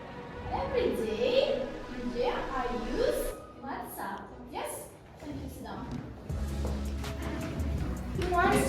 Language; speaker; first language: English; non-native, learner; Kazakh